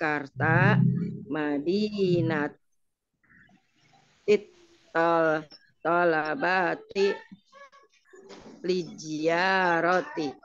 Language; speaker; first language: Arabic; non-native, learner; Indonesian